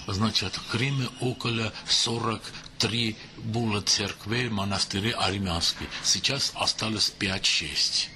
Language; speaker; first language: Russian; non-native, local second language; Armenian